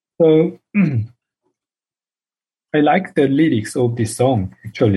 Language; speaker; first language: English; non-native, fluent; Korean